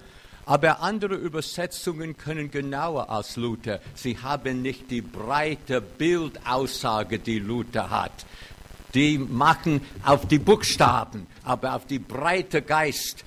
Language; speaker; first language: German; non-native, fluent; English